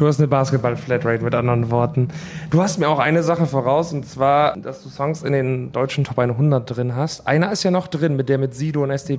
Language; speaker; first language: German; native; German